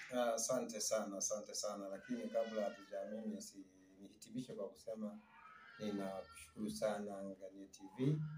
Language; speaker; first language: Swahili; non-native, local second language; Sukuma